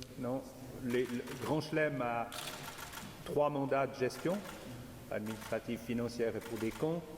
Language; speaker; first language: French; native; French